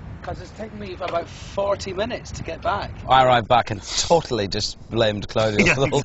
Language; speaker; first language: English; native; English